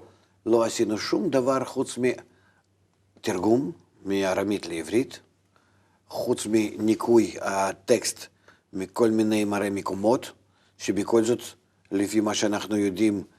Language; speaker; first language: Hebrew; non-native, fluent; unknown